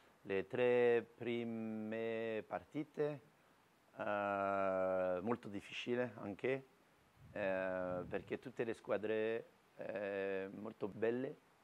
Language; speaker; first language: Italian; non-native, learner; French